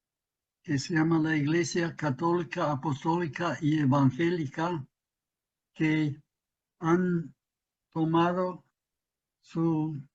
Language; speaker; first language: Spanish; non-native, fluent; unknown